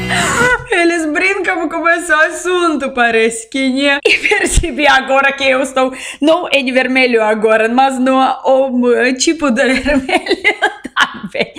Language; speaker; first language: Portuguese; non-native, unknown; Russian